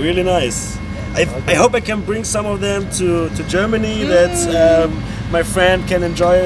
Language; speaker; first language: English; non-native, fluent; German